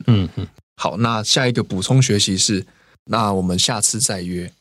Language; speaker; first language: Chinese; native; Chinese